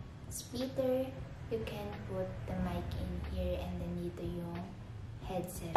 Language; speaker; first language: English; non-native, local second language; Filipino